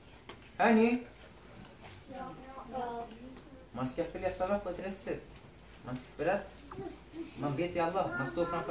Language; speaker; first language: Swedish; non-native, fluent; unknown